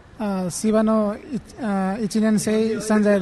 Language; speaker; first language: Japanese; non-native, learner; Nepali